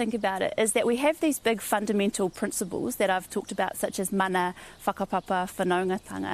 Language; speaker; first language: English; native; English